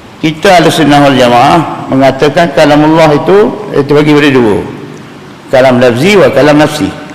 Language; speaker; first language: Malay; native; Malay